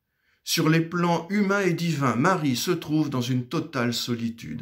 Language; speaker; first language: French; native; French